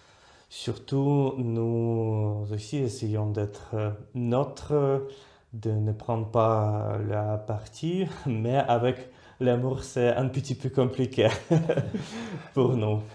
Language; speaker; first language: French; non-native, fluent; Russian